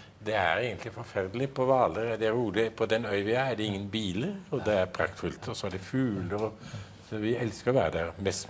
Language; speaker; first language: Norwegian; early bilingual, heritage; Norwegian